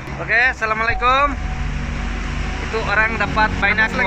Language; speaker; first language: Indonesian; non-native, learner; Bangla